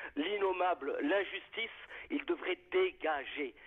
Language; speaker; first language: French; native; French